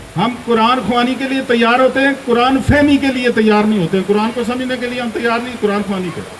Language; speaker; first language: Urdu; non-native, local second language; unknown